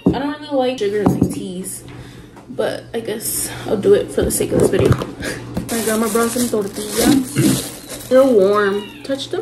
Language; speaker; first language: English; early bilingual, other home language; Spanish